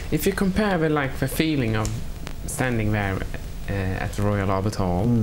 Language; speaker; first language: English; non-native, fluent; Swedish